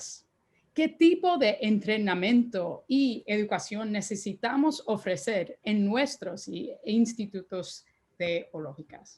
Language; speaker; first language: Spanish; early bilingual, heritage; Spanish